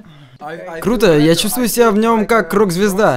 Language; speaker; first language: Russian; native; Russian